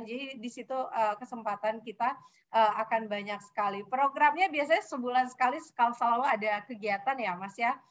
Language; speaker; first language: Indonesian; native; Indonesian